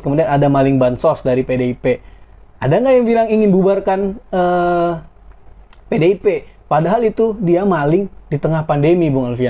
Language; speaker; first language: Indonesian; native; Indonesian